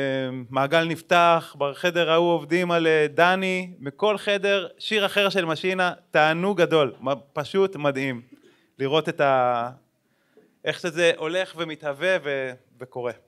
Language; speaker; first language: Hebrew; native; Hebrew